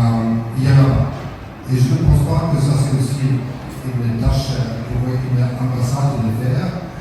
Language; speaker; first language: French; non-native, fluent; German